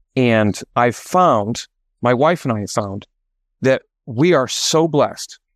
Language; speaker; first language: English; native; English